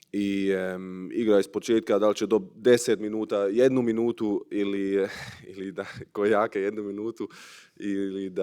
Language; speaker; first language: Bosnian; early bilingual, heritage; Bosnian